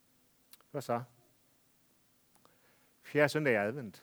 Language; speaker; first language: Danish; native; Danish